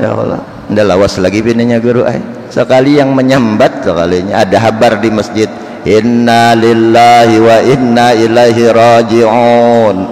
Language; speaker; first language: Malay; non-native, local second language; Banjar